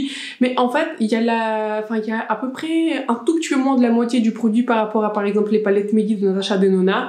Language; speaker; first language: French; native; French